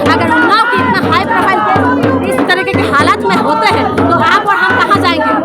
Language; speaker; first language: Hindi; non-native, local second language; Assamese